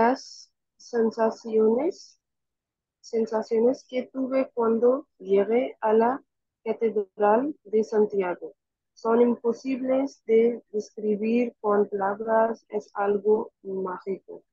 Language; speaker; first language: Spanish; non-native, learner; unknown